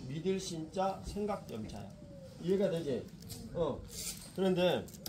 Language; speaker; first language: Korean; native; Korean